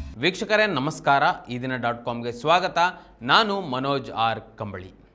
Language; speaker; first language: Kannada; native; Kannada